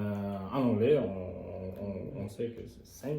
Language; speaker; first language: French; non-native, learner; Kazakh